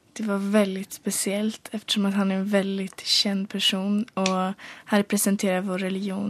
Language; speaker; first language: Swedish; early bilingual, other home language; Polish